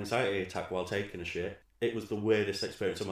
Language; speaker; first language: English; native; English